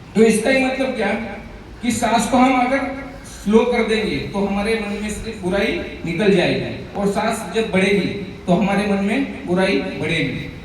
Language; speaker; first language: Hindi; non-native, local second language; Marathi